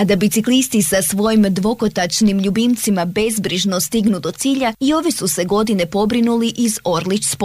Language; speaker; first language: Serbian; native; Serbian